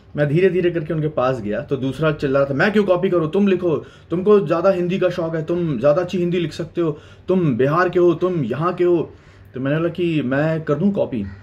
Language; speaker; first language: Hindi; native; Hindi